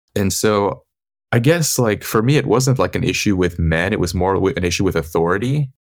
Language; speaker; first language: English; native; English